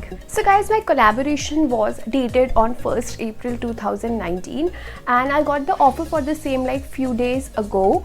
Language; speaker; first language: English; non-native, local second language; Hindi